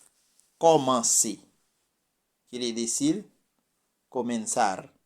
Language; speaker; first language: Spanish; non-native, fluent; French